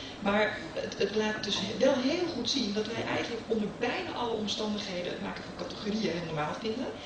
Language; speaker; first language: Dutch; early bilingual, other home language; Serbian